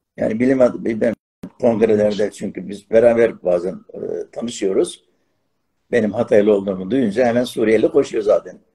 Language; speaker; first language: Turkish; non-native, local second language; Arabic